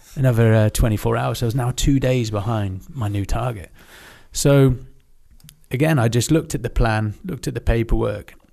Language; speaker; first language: English; native; English